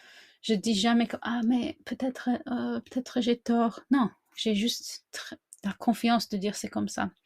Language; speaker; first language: French; non-native, fluent; English